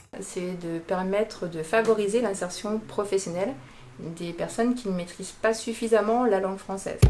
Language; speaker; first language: French; native; French